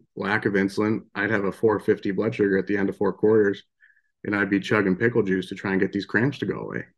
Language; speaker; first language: English; native; English